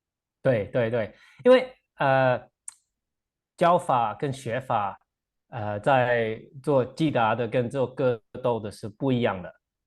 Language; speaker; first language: Chinese; non-native, fluent; English